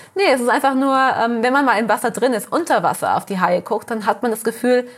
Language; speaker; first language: German; early bilingual, heritage; Portuguese